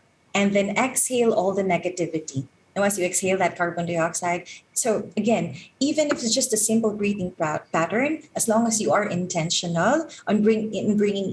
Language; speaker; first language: English; non-native, local second language; Filipino